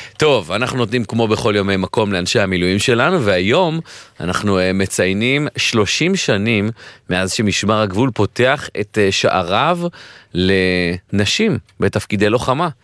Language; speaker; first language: Hebrew; native; Hebrew